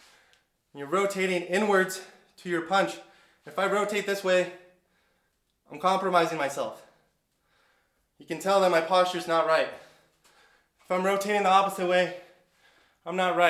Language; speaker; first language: English; native; English